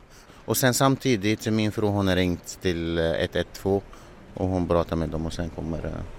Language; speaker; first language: Swedish; non-native, learner; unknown